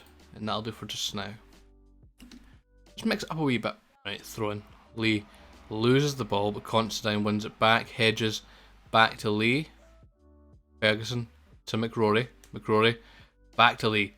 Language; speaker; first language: English; native; English